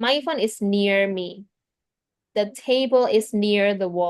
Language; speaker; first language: English; non-native, fluent; Indonesian